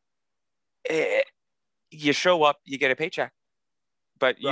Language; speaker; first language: English; native; English